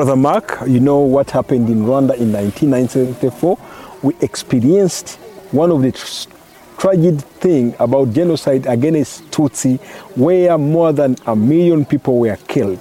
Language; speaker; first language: English; non-native, local second language; Kinyarwanda